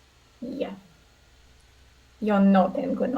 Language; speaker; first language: Spanish; non-native, learner; Russian